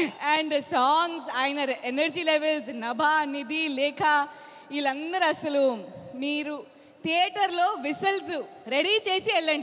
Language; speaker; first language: Telugu; non-native, learner; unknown